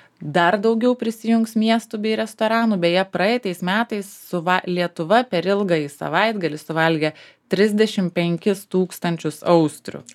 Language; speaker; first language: Lithuanian; native; Lithuanian